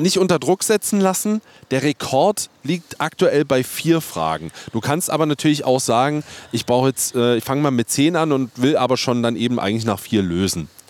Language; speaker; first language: German; native; German